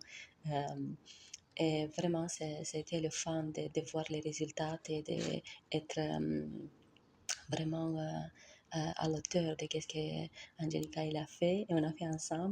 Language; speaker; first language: French; non-native, learner; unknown